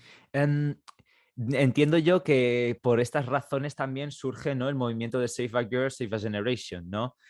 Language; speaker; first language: Spanish; native; Spanish